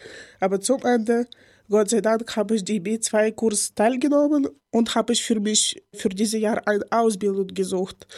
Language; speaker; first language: German; non-native, learner; Ukrainian